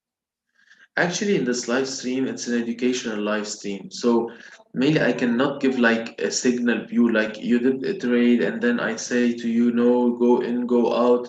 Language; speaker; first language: English; non-native, local second language; Arabic